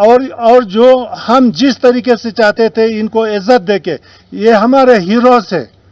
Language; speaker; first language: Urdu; non-native, local second language; Ladakhi